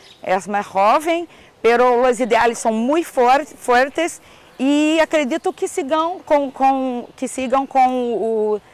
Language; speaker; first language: Portuguese; non-native, learner; Spanish